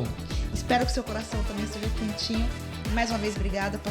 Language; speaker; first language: Portuguese; native; Portuguese